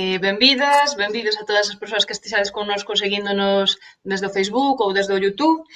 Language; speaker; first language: Galician; native; Galician